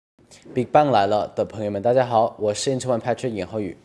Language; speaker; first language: Chinese; non-native, fluent; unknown